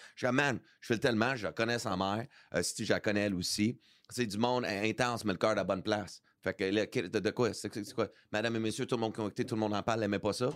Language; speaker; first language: French; early bilingual, heritage; English